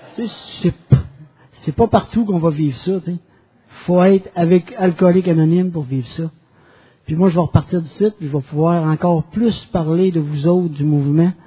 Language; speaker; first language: French; native; French